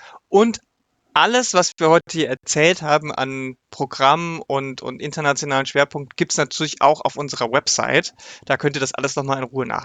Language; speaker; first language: German; native; German